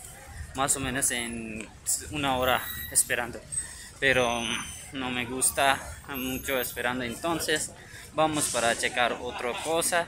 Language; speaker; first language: Spanish; non-native, learner; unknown